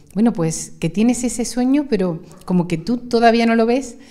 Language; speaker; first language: Spanish; native; Spanish